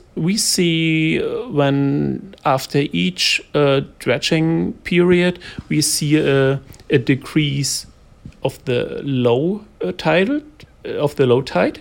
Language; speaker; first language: English; non-native, fluent; German